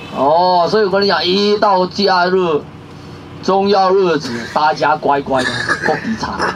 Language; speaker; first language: Chinese; non-native, fluent; Vietnamese